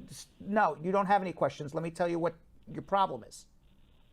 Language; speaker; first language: English; native; English